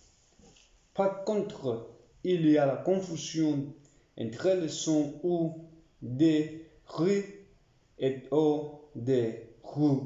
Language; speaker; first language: French; non-native, learner; Spanish